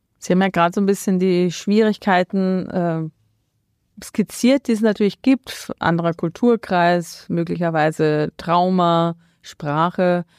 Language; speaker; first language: German; native; German